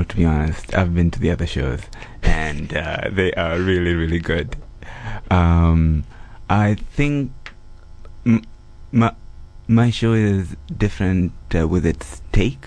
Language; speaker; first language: English; non-native, local second language; Swahili